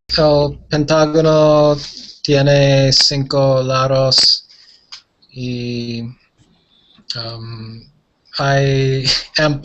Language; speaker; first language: Spanish; non-native, learner; English